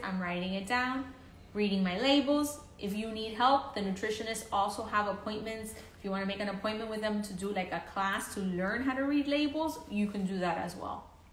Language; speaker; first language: English; early bilingual, other home language; Spanish